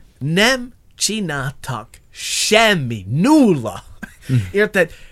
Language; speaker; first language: Hungarian; non-native, learner; English